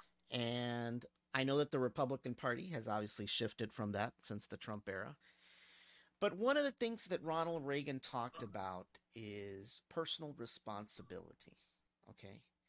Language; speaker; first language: English; early bilingual, other home language; Spanish